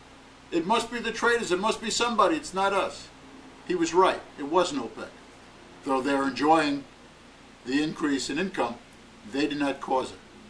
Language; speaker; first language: English; native; English